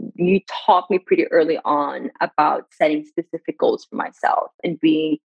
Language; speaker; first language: English; early bilingual, other home language; Persian